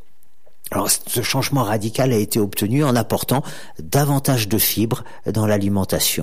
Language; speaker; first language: French; native; French